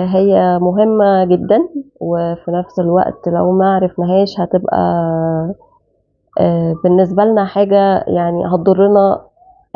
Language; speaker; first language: Arabic; native; Arabic